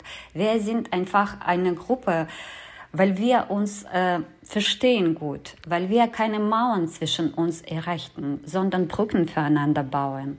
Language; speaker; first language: German; non-native, fluent; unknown